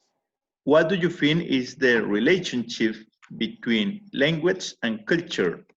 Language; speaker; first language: English; non-native, learner; Spanish